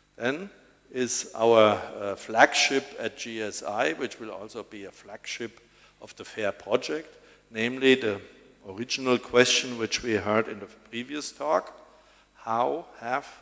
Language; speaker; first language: English; non-native, fluent; German